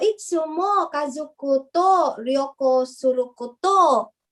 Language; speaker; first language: Japanese; non-native, learner; English